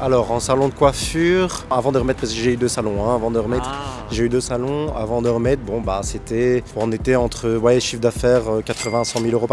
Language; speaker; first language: French; native; French